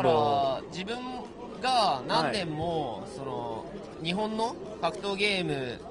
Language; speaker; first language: Japanese; native; Japanese